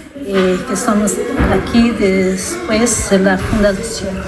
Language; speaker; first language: Spanish; non-native, fluent; Italian